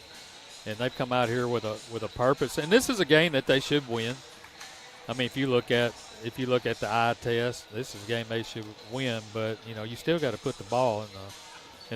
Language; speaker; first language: English; native; English